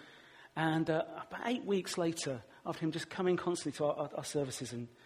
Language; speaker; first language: English; native; English